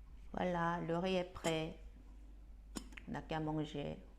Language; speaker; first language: French; non-native, fluent; Korean